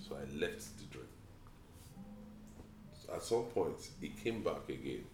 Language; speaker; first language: English; non-native, local second language; Yoruba